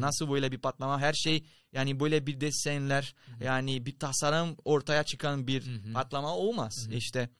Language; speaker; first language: Turkish; non-native, fluent; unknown